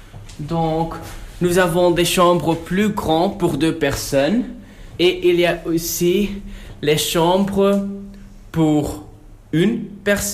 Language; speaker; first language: French; non-native, local second language; Dutch